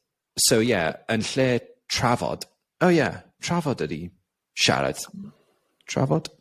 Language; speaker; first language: Welsh; non-native, learner; English